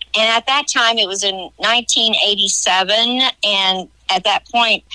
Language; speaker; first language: English; native; English